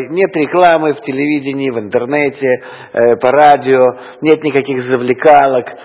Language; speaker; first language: Russian; native; Russian